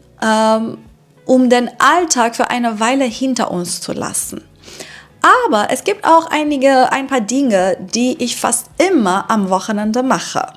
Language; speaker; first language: German; non-native, fluent; Persian